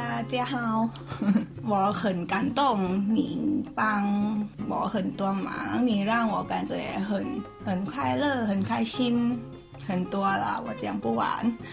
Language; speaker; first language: Chinese; non-native, learner; Thai